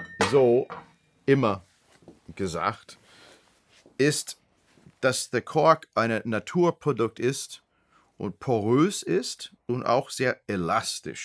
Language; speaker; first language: German; non-native, fluent; English